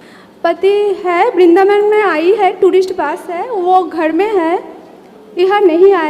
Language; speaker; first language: Hindi; non-native, local second language; Bangla